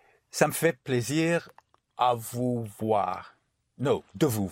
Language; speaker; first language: French; non-native, learner; English